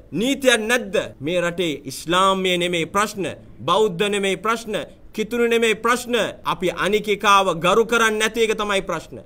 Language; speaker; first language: Sinhala; non-native, local second language; Tamil